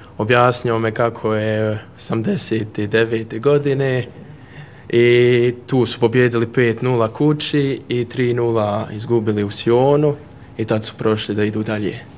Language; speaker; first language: Croatian; early bilingual, heritage; Bosnian